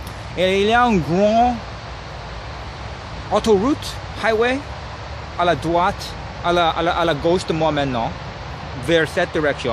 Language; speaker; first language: French; non-native, learner; English